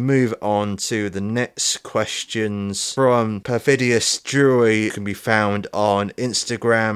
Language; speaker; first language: English; native; English